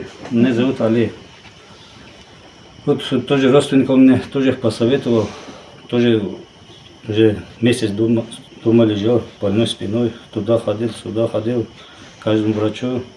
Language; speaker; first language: Russian; non-native, local second language; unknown